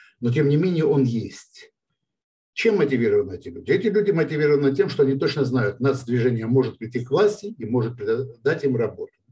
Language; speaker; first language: Russian; non-native, local second language; Georgian